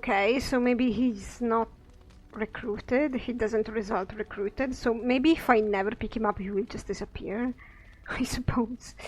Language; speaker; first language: English; non-native, fluent; Italian